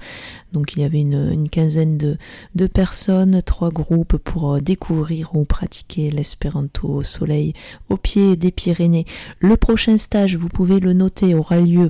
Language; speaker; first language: French; native; French